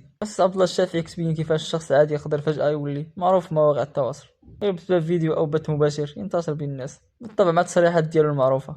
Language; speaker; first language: Arabic; native; Arabic